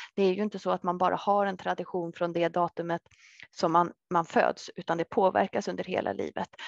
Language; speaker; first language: Swedish; native; Swedish